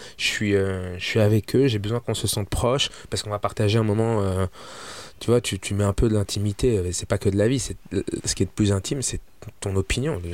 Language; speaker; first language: French; early bilingual, other home language; Arabic